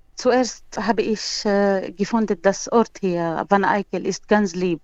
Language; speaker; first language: German; non-native, learner; Arabic